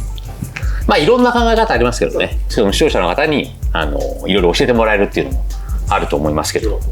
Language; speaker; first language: Japanese; native; Japanese